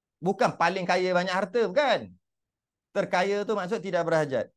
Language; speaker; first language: Malay; native; Malay